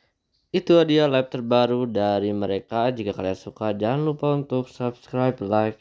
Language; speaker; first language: Indonesian; native; Indonesian